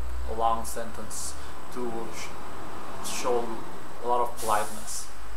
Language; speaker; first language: English; non-native, fluent; Spanish